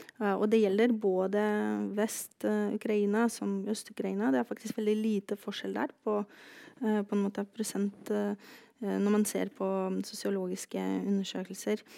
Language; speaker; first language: Norwegian; non-native, fluent; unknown